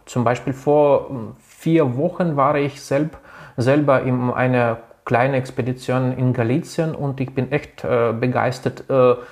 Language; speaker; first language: German; non-native, local second language; Russian